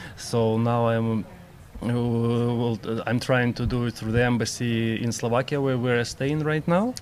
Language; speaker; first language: English; non-native, learner; Ukrainian